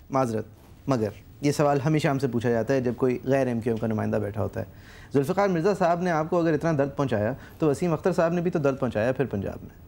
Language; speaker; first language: Urdu; native; Urdu